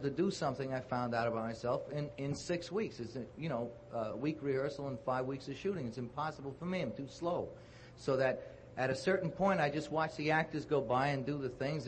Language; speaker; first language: English; native; English